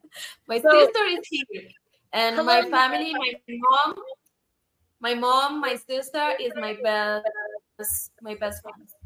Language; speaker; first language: English; non-native, learner; Spanish